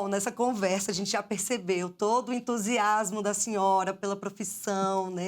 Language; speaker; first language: Portuguese; native; Portuguese